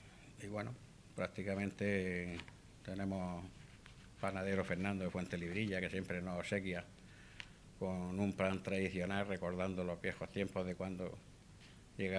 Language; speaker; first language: Spanish; native; Spanish